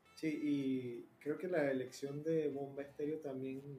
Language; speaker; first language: Spanish; native; Spanish